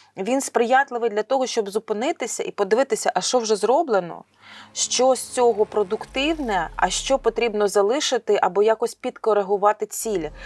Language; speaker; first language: Ukrainian; native; Ukrainian